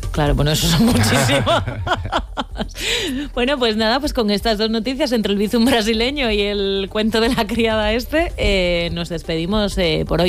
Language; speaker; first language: Spanish; native; Spanish